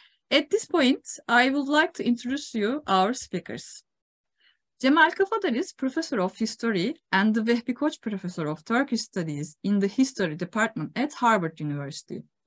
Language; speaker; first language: English; non-native, fluent; Turkish